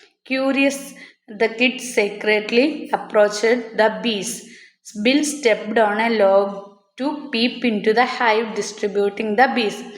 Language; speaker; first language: English; non-native, local second language; Malayalam